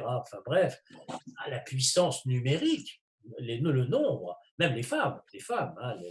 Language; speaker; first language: French; native; French